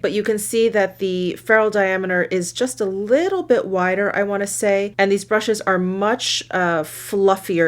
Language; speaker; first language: English; native; English